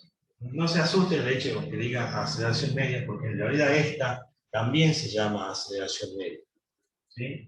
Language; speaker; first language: Spanish; native; Spanish